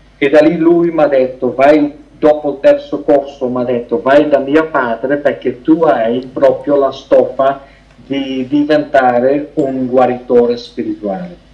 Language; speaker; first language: Italian; non-native, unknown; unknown